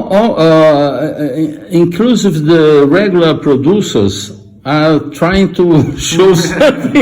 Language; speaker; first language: English; non-native, learner; Portuguese